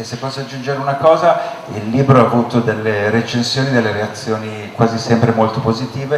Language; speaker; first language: Italian; native; Italian